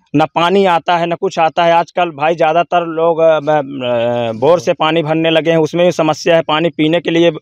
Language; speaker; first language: Hindi; native; Hindi